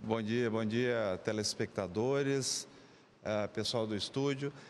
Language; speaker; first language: Portuguese; native; Portuguese